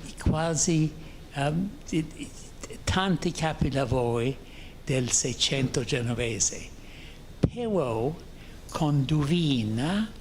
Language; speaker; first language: Italian; non-native, fluent; English